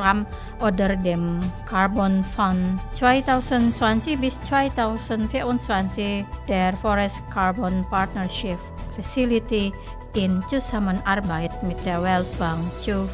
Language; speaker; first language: German; non-native, fluent; Indonesian